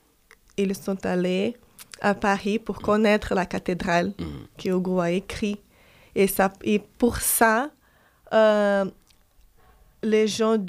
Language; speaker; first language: French; non-native, fluent; Portuguese